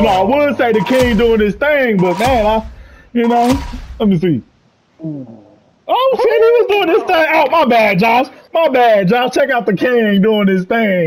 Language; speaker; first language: English; native; English